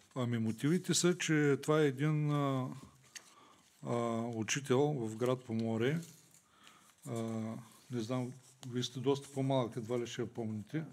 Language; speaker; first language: Bulgarian; native; Bulgarian